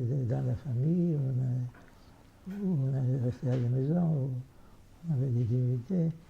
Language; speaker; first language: French; non-native, fluent; Yiddish